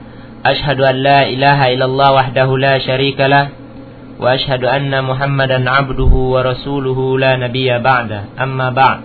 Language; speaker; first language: Arabic; non-native, fluent; Indonesian